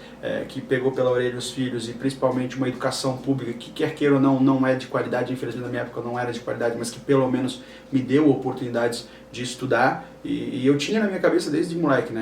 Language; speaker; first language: Portuguese; native; Portuguese